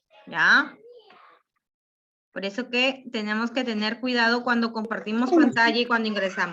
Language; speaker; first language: Spanish; native; Spanish